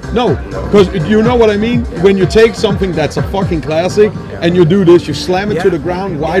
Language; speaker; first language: English; non-native, fluent; Danish